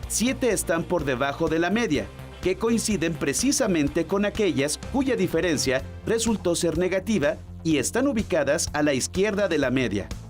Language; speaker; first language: Spanish; native; Spanish